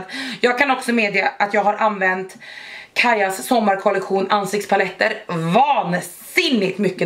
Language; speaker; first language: Swedish; native; Swedish